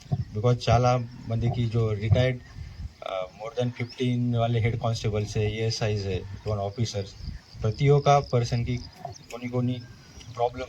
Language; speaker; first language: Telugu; non-native, learner; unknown